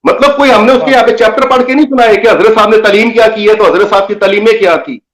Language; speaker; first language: Urdu; non-native, local second language; Punjabi